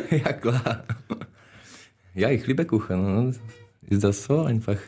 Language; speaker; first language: German; non-native, learner; Czech